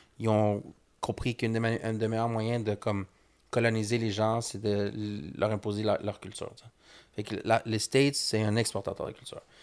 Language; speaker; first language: French; early bilingual, other home language; Spanish